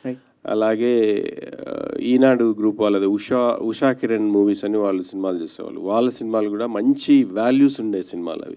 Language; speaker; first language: Telugu; native; Telugu